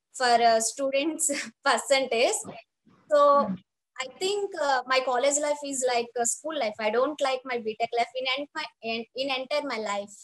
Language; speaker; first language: English; non-native, local second language; Telugu